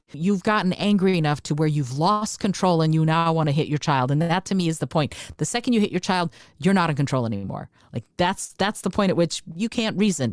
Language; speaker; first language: English; early bilingual, other home language; Russian